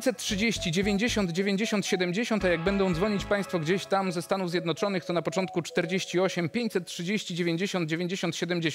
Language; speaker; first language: Polish; native; Polish